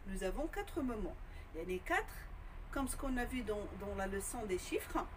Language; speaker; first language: French; non-native, local second language; Arabic